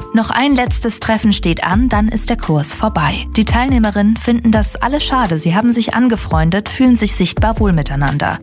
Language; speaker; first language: German; native; German